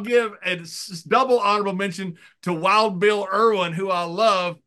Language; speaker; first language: English; native; English